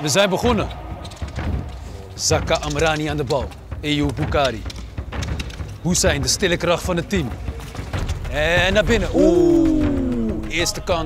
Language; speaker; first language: Dutch; native; Dutch